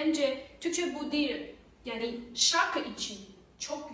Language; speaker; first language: Turkish; non-native, learner; Chinese